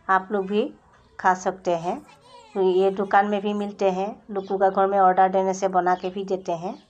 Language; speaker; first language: Hindi; non-native, local second language; Assamese